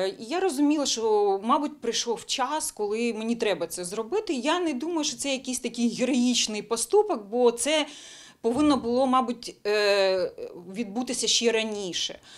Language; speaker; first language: Ukrainian; non-native, local second language; Bulgarian